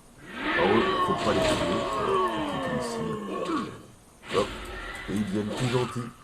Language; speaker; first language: French; native; French